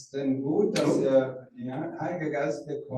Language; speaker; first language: German; non-native, learner; Rundi